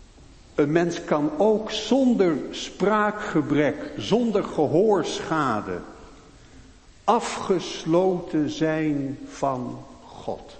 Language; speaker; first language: Dutch; native; Dutch